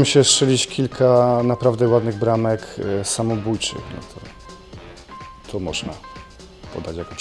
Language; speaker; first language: Polish; native; Polish